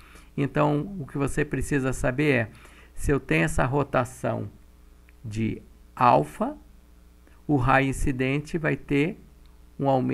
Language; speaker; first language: Portuguese; native; Portuguese